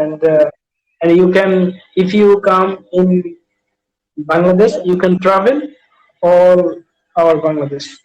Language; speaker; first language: English; non-native, learner; Bangla